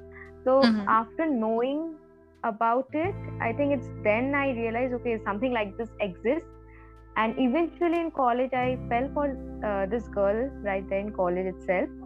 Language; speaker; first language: English; non-native, local second language; Bangla